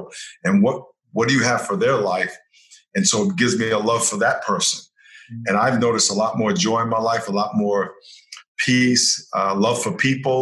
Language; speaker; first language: English; native; English